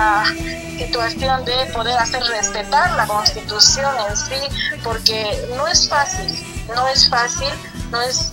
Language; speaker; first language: Spanish; native; Spanish